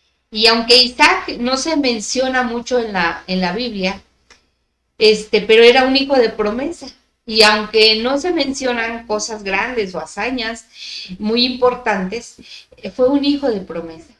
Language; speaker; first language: Spanish; native; Spanish